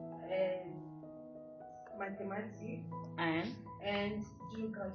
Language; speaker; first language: English; non-native, learner; French